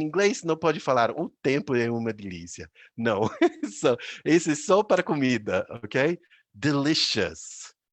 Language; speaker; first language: Portuguese; non-native, fluent; English